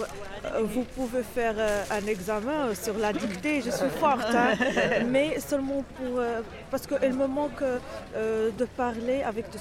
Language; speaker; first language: French; non-native, learner; Arabic